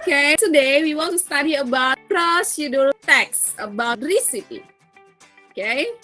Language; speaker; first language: English; non-native, learner; Indonesian